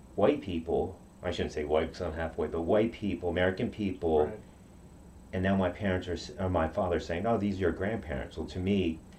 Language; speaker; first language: English; non-native, fluent; Japanese